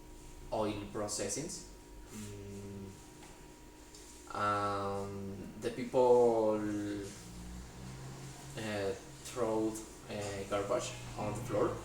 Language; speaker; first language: English; non-native, learner; Spanish